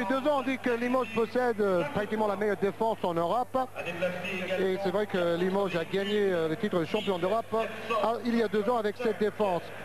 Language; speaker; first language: French; native; French